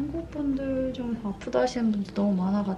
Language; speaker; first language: Korean; native; Korean